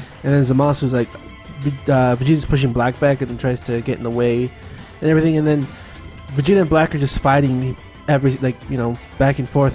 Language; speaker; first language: English; native; English